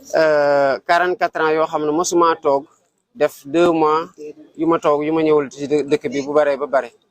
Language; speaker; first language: Wolof; non-native, local second language; Serer